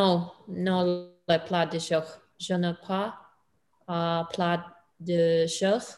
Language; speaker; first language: French; non-native, learner; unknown